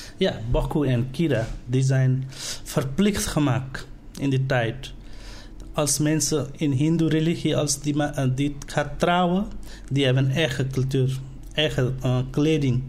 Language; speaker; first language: Dutch; non-native, learner; Nepali